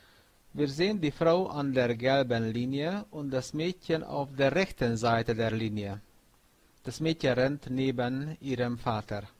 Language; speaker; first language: German; non-native, fluent; Hungarian